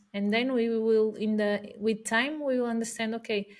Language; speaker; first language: English; non-native, fluent; Portuguese